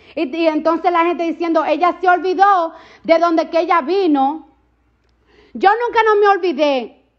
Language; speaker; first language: Spanish; early bilingual, heritage; Spanish